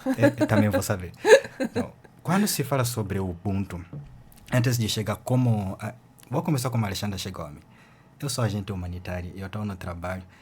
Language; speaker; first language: Portuguese; non-native, fluent; Ganda